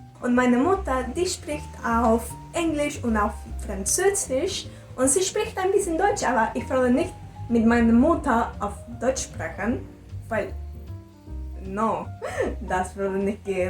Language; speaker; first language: German; non-native, learner; Spanish